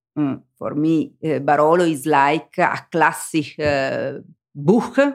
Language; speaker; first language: English; non-native, learner; Italian